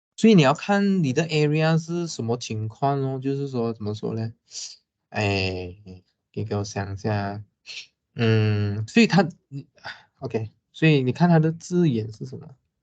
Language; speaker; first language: Chinese; native; Chinese